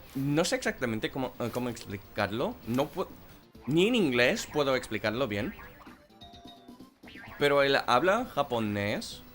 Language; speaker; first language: Spanish; non-native, fluent; English